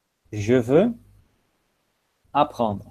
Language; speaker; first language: French; non-native, fluent; Dutch